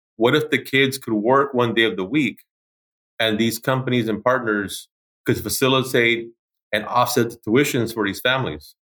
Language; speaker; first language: English; native; English